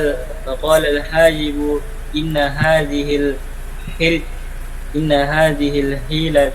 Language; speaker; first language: Arabic; non-native, learner; Indonesian